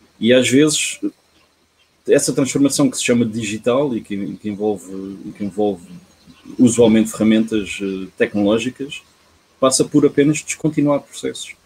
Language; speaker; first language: Portuguese; early bilingual, heritage; Portuguese